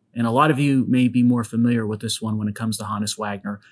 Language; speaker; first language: English; native; English